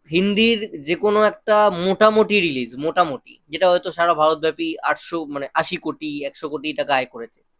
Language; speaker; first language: Bangla; native; Bangla